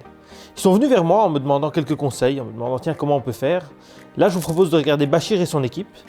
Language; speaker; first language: French; native; French